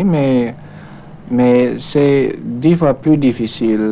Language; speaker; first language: French; non-native, fluent; English